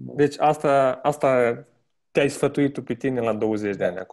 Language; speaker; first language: Romanian; native; Romanian